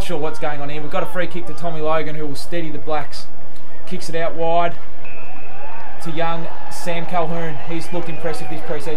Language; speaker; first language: English; native; English